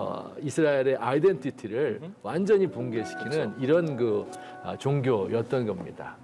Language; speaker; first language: Korean; native; Korean